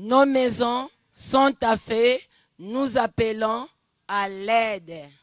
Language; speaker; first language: French; non-native, learner; Lingala